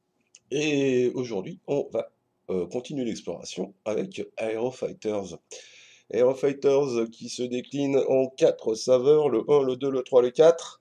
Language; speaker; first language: French; native; French